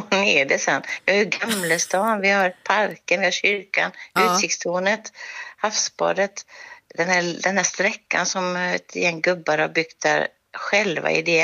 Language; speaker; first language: Swedish; native; Swedish